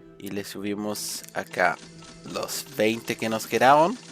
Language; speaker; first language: Spanish; non-native, fluent; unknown